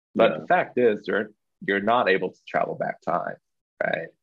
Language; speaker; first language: English; non-native, local second language; Chinese